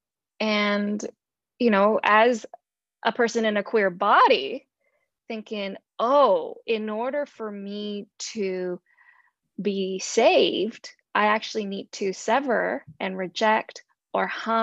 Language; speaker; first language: English; non-native, local second language; Cantonese